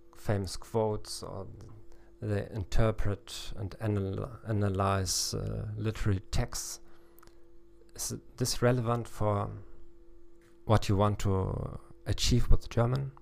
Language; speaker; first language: English; non-native, fluent; German